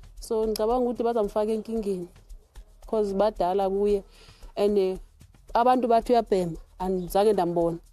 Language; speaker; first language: Zulu; non-native, local second language; Xhosa